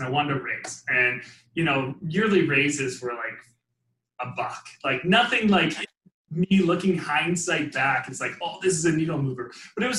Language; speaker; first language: English; native; English